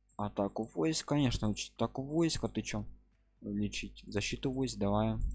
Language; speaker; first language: Russian; non-native, local second language; Ukrainian